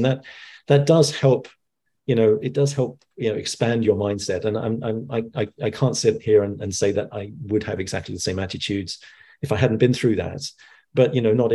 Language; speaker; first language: English; native; English